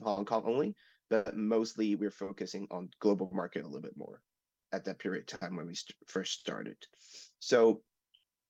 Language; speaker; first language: English; non-native, local second language; Cantonese